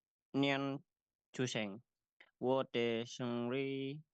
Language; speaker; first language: Chinese; non-native, learner; Indonesian